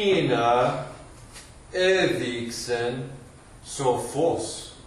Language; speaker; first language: Greek; non-native, fluent; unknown